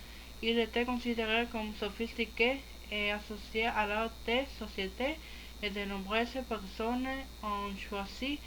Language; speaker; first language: French; non-native, learner; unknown